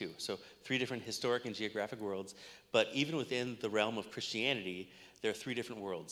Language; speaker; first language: English; native; English